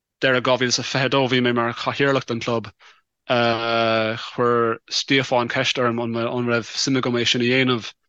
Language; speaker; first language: Irish; non-native, local second language; English